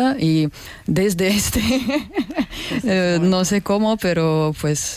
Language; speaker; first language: Spanish; non-native, learner; Russian